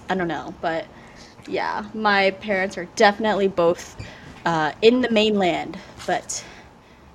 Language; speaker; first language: English; early bilingual, other home language; Vietnamese